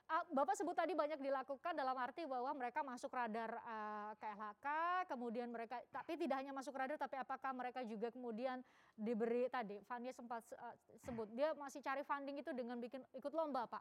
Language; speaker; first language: Indonesian; native; Indonesian